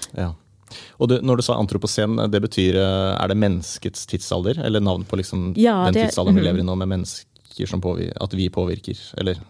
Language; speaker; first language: Norwegian; native; Norwegian